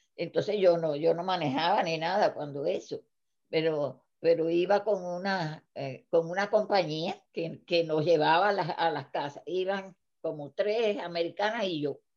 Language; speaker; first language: Spanish; native; Spanish